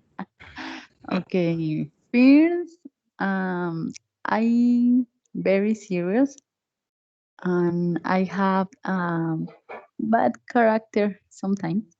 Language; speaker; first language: English; non-native, learner; Spanish